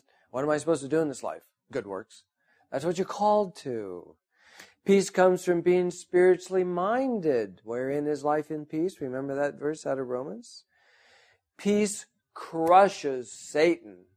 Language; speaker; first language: English; native; English